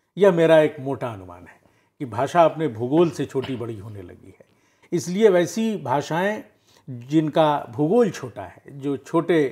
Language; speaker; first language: Hindi; native; Hindi